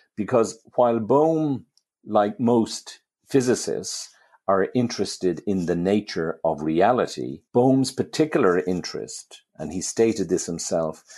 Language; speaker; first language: English; native; English